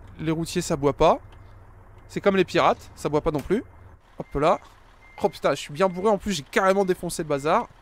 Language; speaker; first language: French; native; French